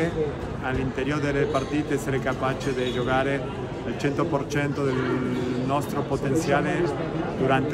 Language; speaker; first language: Italian; non-native, fluent; Spanish